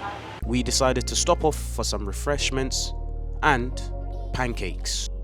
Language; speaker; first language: English; native; English